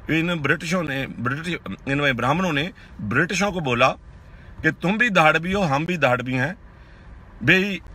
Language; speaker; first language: Hindi; non-native, local second language; Punjabi